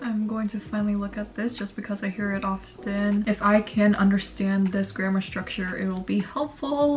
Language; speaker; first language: English; early bilingual, other home language; Korean